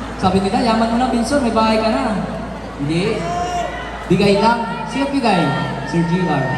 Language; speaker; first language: Filipino; non-native, local second language; Waray